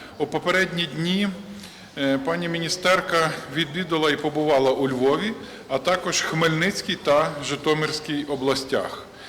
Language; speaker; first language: Ukrainian; native; Ukrainian